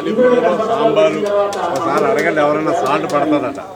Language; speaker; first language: Telugu; native; Telugu